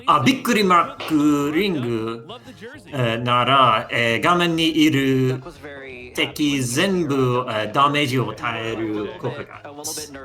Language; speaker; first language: Japanese; non-native, learner; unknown